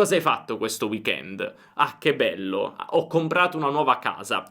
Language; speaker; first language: Italian; native; Italian